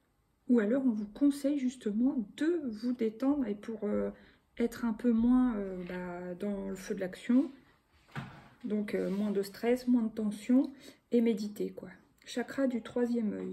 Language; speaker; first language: French; native; French